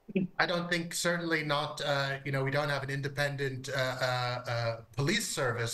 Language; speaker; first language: English; native; English